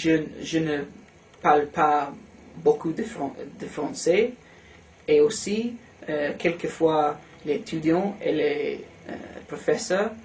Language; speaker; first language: French; non-native, learner; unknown